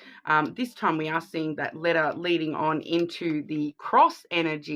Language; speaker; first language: English; native; English